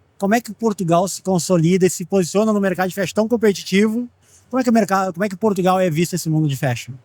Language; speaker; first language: Portuguese; native; Portuguese